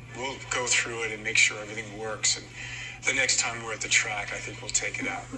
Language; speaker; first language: English; native; English